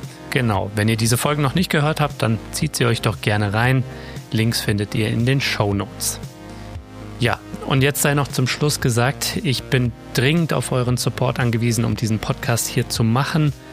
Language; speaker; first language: German; native; German